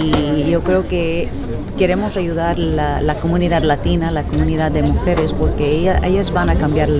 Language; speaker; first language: Spanish; early bilingual, heritage; Spanish